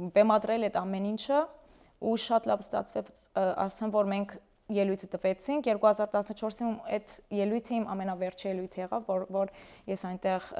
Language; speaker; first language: Armenian; early bilingual, heritage; Armenian